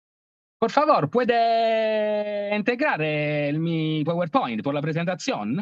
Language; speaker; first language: Spanish; non-native, learner; Italian